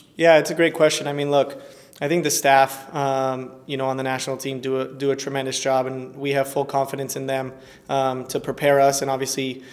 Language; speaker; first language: English; early bilingual, other home language; Spanish